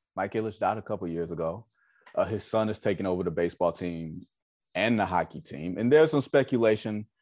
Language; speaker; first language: English; native; English